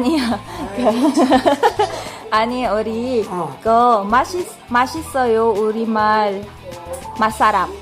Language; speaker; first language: Korean; non-native, learner; Filipino